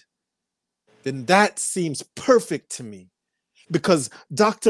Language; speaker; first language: English; native; English